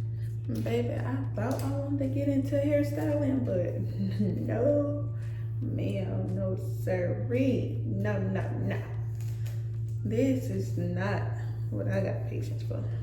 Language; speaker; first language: English; native; English